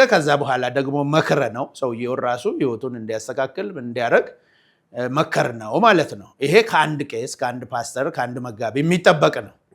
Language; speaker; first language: Amharic; non-native, local second language; Oromo